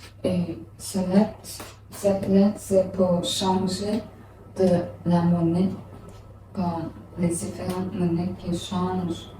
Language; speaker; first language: French; non-native, learner; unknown